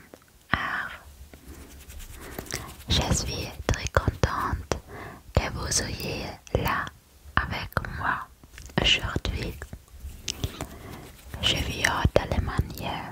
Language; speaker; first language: French; non-native, learner; German